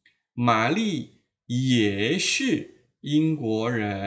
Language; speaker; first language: Chinese; non-native, fluent; Indonesian